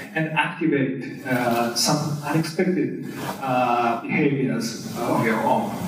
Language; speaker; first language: English; non-native, fluent; Japanese